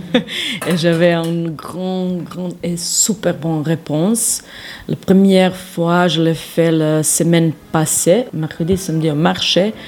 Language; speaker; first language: French; non-native, learner; Serbian